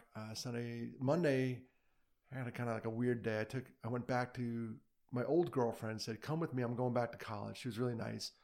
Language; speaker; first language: English; native; English